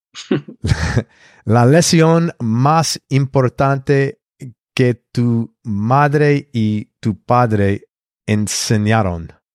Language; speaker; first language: Spanish; non-native, learner; English